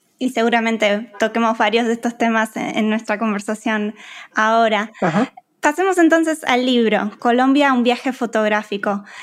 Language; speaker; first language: Spanish; native; Spanish